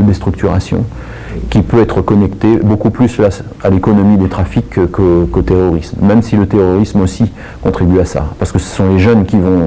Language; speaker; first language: French; native; French